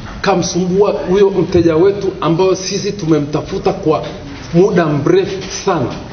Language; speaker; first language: Swahili; native; Swahili